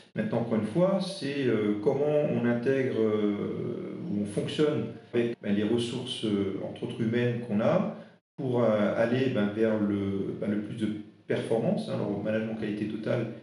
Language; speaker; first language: French; non-native, local second language; Swiss German